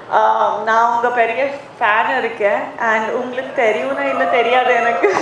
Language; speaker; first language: Tamil; non-native, fluent; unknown